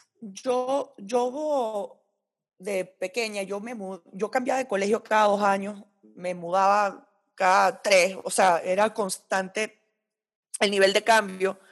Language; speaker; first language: Spanish; early bilingual, heritage; Spanish